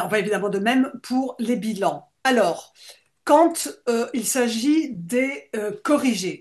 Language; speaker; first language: French; native; French